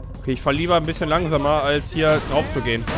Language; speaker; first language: German; native; German